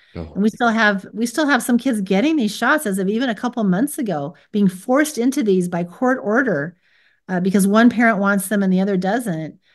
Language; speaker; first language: English; native; English